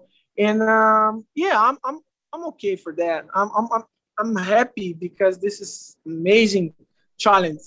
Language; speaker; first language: English; non-native, learner; Portuguese